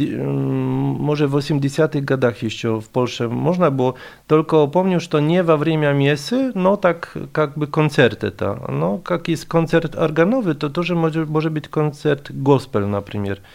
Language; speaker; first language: Russian; non-native, fluent; Polish